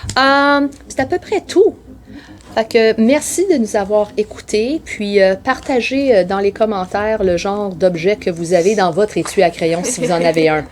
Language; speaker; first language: French; native; French